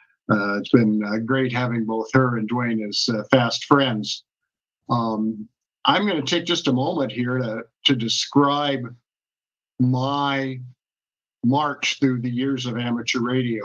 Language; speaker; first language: English; native; English